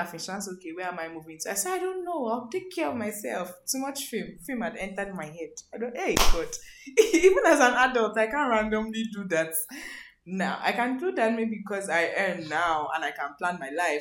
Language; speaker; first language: English; non-native, local second language; Igbo